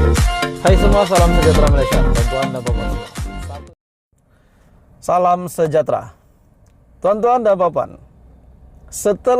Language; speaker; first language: Malay; native; Malay